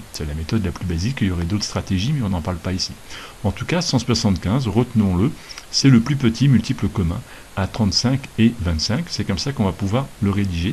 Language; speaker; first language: French; native; French